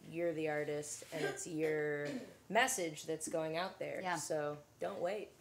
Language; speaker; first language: English; native; English